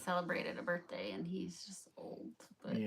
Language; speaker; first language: English; native; English